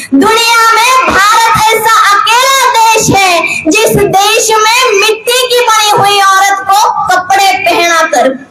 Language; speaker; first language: Hindi; non-native, local second language; Marathi